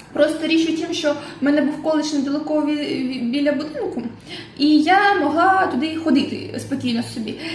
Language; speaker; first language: Ukrainian; non-native, local second language; Russian